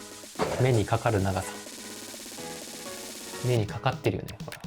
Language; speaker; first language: Japanese; native; Japanese